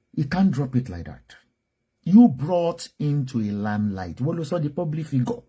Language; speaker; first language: English; non-native, local second language; Yoruba